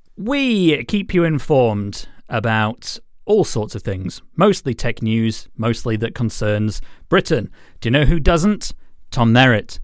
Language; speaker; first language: English; native; English